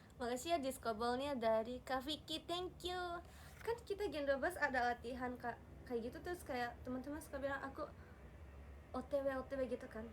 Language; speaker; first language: Indonesian; non-native, learner; Japanese